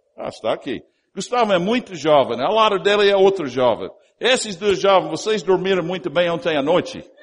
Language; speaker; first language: Portuguese; non-native, fluent; English